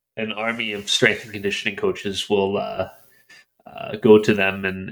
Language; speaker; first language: English; native; English